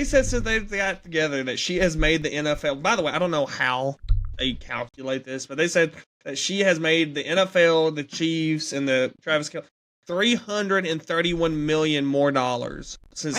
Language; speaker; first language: English; native; English